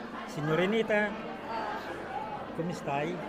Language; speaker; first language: Italian; non-native, learner; Filipino